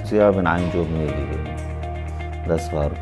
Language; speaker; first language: German; non-native, learner; Arabic